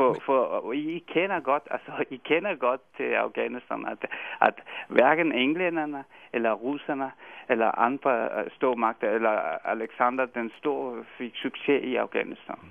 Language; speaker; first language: Danish; non-native, fluent; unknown